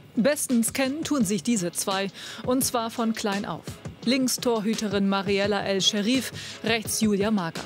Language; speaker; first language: German; native; German